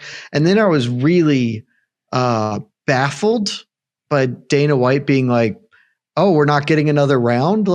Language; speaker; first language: English; native; English